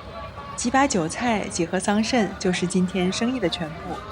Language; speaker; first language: Chinese; native; Chinese